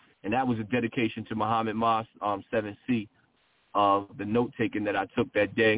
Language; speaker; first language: English; native; English